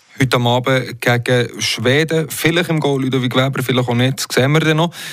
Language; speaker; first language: German; native; German